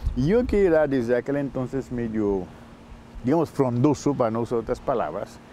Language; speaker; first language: Spanish; non-native, fluent; Haitian Creole